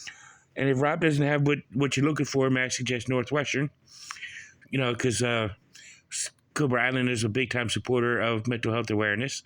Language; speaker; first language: English; native; English